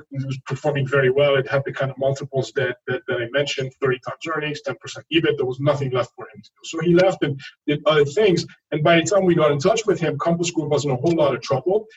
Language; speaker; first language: English; non-native, fluent; French